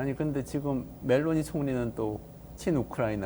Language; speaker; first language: Korean; native; Korean